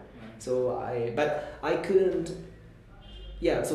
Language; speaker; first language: English; non-native, fluent; Japanese